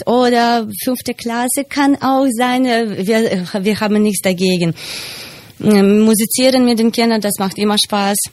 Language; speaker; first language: German; non-native, fluent; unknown